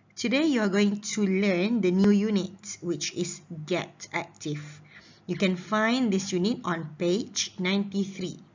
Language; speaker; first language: English; non-native, local second language; Malay